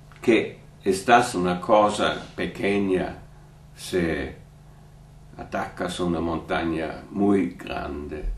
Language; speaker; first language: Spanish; non-native, learner; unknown